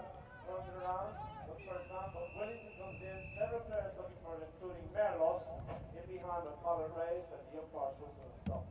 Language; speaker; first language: English; native; English